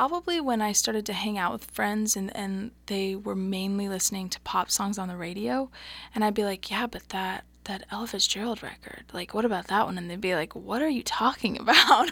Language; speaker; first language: English; native; English